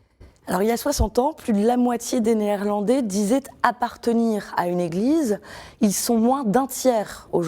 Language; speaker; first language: French; native; French